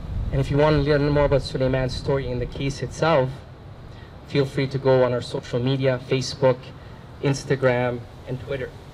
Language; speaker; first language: English; native; English